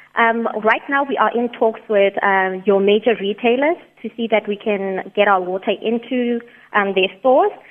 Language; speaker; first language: English; non-native, local second language; Tswana